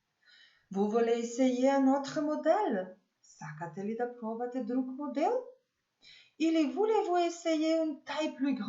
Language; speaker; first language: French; non-native, fluent; Macedonian